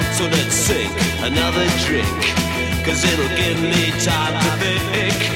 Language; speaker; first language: French; native; French